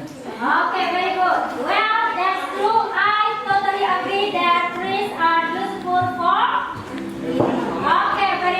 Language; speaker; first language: English; non-native, fluent; Indonesian